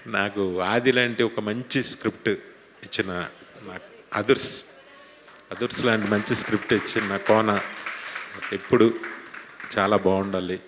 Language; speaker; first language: Telugu; native; Telugu